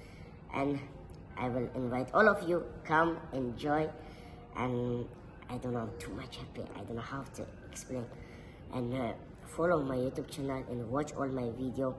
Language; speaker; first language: English; non-native, learner; Tajik